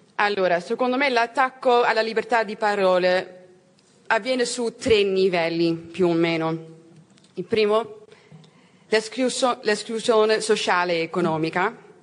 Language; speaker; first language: Italian; non-native, fluent; Dutch